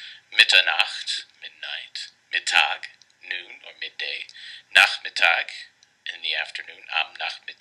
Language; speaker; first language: German; non-native, fluent; English